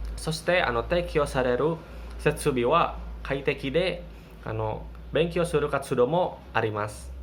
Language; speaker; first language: Japanese; non-native, learner; Indonesian